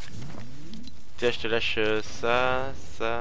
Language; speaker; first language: French; native; French